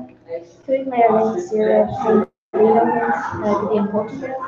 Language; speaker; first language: Irish; non-native, local second language; English